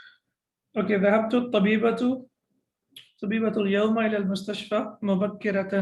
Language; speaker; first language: Arabic; non-native, fluent; English